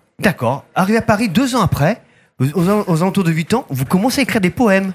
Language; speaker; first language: French; native; French